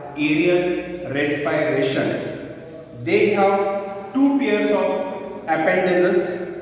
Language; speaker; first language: English; non-native, local second language; Marathi